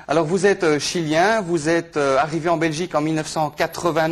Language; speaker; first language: French; native; French